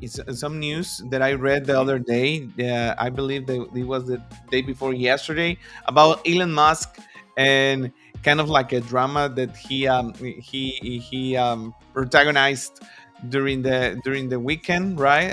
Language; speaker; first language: English; non-native, fluent; Spanish